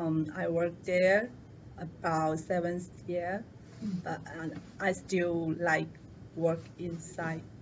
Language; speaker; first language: English; non-native, learner; Chinese